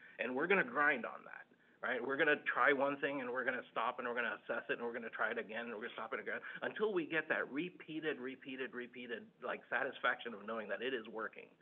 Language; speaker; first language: English; early bilingual, other home language; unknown